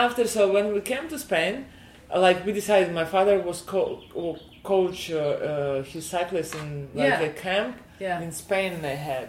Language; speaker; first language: English; non-native, fluent; Russian